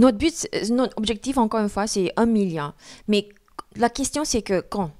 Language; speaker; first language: French; non-native, fluent; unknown